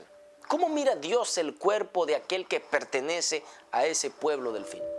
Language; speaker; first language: Spanish; native; Spanish